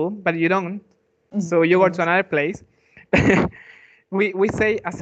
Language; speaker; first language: English; non-native, fluent; Spanish